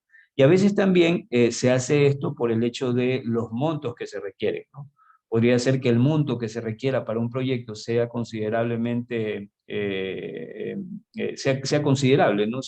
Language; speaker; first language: Spanish; native; Spanish